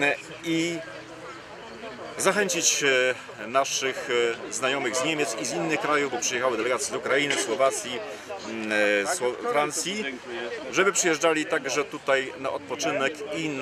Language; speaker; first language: Polish; native; Polish